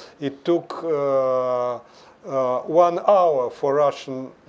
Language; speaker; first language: English; non-native, fluent; Russian